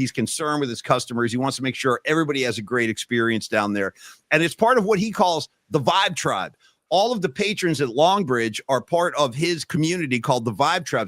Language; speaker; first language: English; native; English